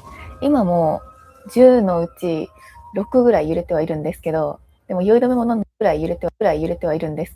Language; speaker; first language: Japanese; native; Japanese